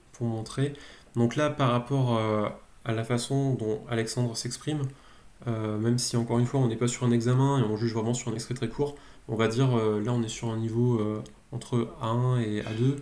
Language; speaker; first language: French; native; French